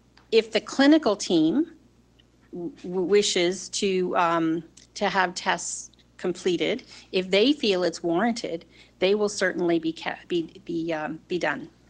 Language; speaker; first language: English; native; English